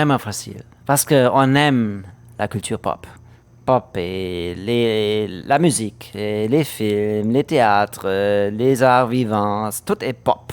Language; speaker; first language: French; non-native, fluent; German